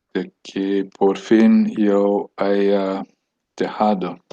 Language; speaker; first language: Spanish; non-native, learner; English